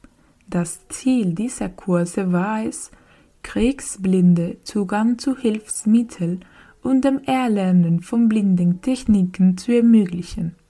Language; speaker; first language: German; non-native, learner; Spanish